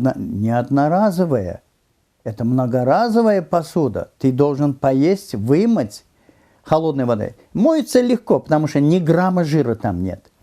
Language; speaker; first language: Russian; non-native, local second language; Turkmen